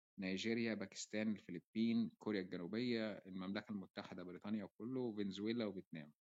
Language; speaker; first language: Arabic; native; Arabic